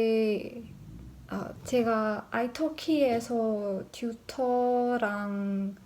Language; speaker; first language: Korean; non-native, learner; English